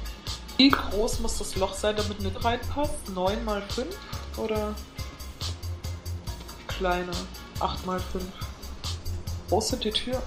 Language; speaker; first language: German; native; German